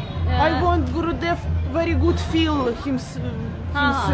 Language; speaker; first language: English; non-native, learner; Russian